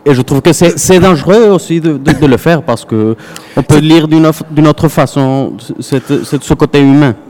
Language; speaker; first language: French; non-native, fluent; Spanish